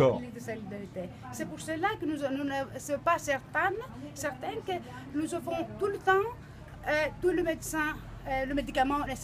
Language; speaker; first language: French; non-native, learner; Greek